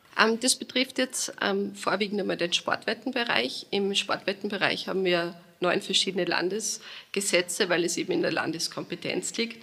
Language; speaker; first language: German; native; German